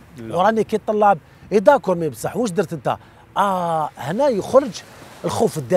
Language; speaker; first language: Arabic; native; Arabic